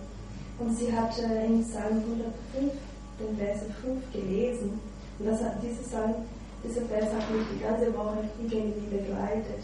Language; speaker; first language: German; non-native, fluent; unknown